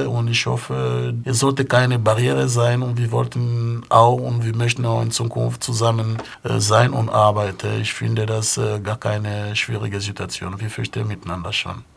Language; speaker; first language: German; non-native, fluent; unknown